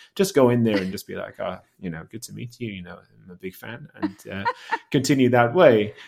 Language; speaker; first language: English; native; English